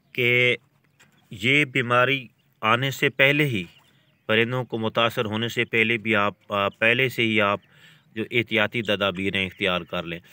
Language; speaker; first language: Urdu; non-native, local second language; Punjabi